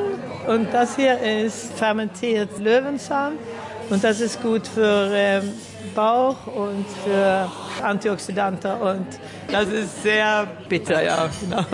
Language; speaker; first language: German; early bilingual, other home language; Swedish